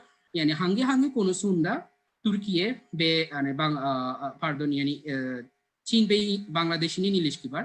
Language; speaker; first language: Turkish; non-native, fluent; Bangla